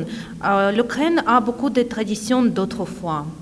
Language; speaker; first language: French; non-native, fluent; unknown